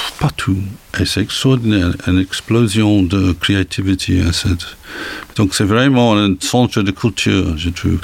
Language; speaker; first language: French; non-native, learner; English